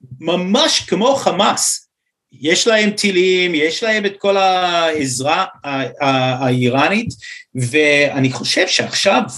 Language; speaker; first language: Hebrew; non-native, fluent; English